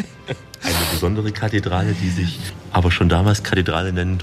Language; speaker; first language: German; native; German